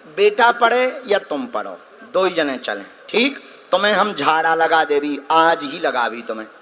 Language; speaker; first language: Hindi; native; Hindi